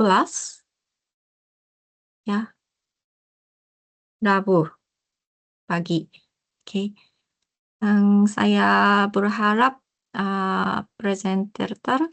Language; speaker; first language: Indonesian; non-native, learner; Japanese